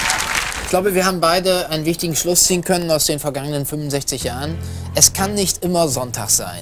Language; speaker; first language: German; native; German